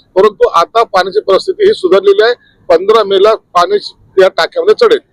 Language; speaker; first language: Marathi; native; Marathi